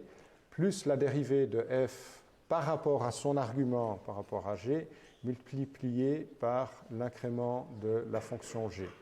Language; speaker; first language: French; native; French